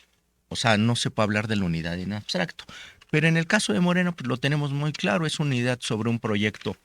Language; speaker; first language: Spanish; native; Spanish